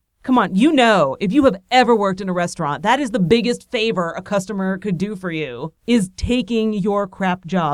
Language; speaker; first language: English; native; English